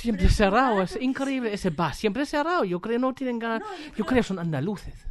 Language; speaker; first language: Spanish; non-native, fluent; German